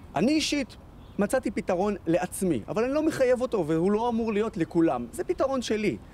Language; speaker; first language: Hebrew; non-native, local second language; Arabic